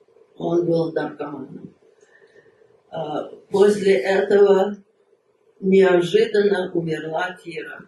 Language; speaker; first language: Russian; early bilingual, heritage; Russian